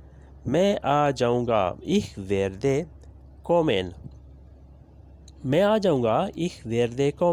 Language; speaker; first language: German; non-native, learner; Urdu